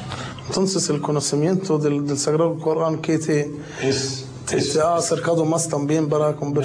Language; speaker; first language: Spanish; non-native, fluent; Arabic